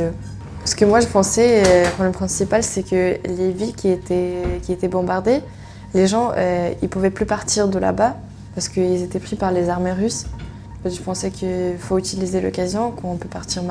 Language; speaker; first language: French; non-native, fluent; Ukrainian